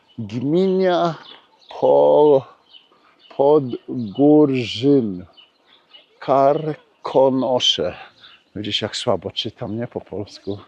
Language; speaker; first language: Polish; early bilingual, heritage; Polish